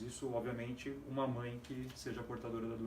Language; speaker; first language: Portuguese; native; Portuguese